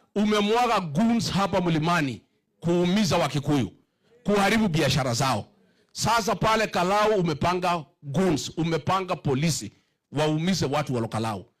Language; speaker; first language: Swahili; non-native, local second language; Kikuyu